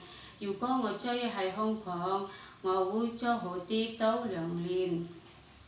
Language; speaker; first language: Cantonese; non-native, learner; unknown